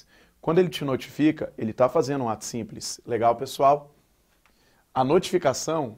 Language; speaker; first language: Portuguese; native; Portuguese